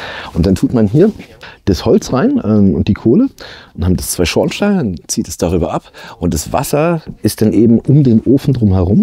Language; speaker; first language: German; native; German